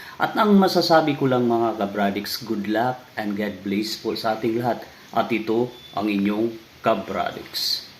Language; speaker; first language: Filipino; native; Filipino